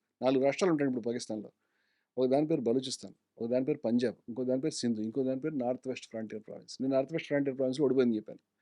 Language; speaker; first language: Telugu; native; Telugu